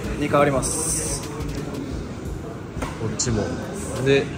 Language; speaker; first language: Japanese; native; Japanese